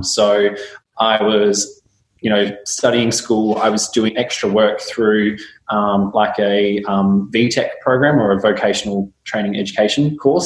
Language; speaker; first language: English; native; English